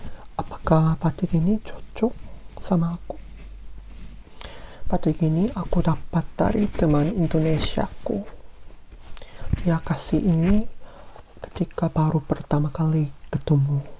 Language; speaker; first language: Indonesian; non-native, fluent; Korean